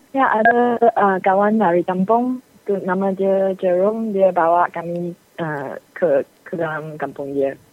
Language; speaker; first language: Malay; non-native, learner; Chinese